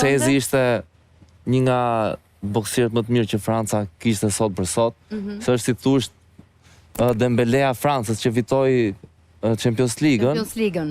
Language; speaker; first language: Albanian; native; Albanian